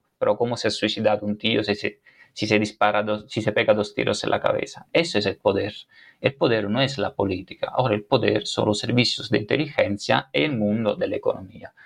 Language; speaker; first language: Spanish; non-native, fluent; Italian